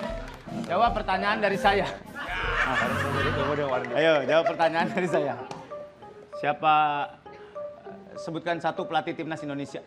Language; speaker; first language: Indonesian; native; Indonesian